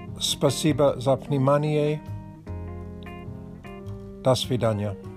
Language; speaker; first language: Russian; non-native, learner; English